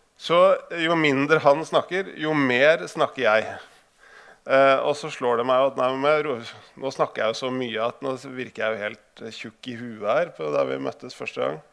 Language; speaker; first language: Norwegian; native; Norwegian